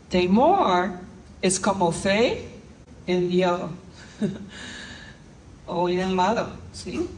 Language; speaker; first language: Spanish; non-native, fluent; English